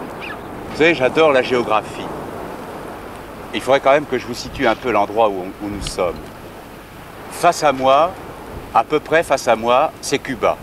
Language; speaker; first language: French; native; French